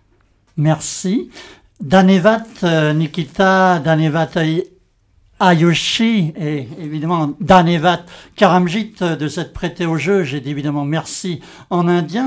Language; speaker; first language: French; native; French